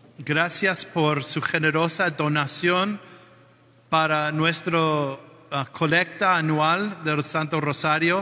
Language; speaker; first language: Spanish; non-native, fluent; English